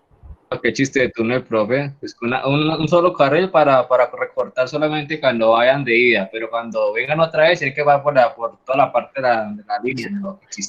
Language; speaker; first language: Spanish; native; Spanish